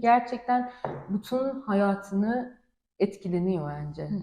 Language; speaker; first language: Turkish; non-native, learner; Persian